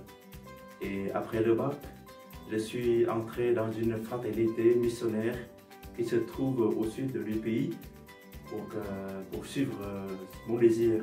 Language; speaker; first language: French; non-native, fluent; Vietnamese